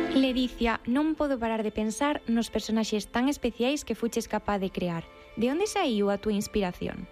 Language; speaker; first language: Galician; native; Galician